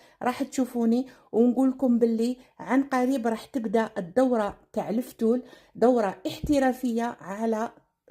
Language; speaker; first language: Arabic; native; Arabic